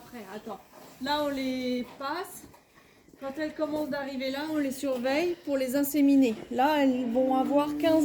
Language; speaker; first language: French; native; French